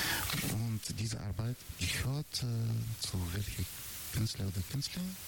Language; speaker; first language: German; non-native, fluent; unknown